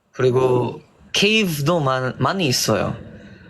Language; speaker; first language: Korean; non-native, learner; Filipino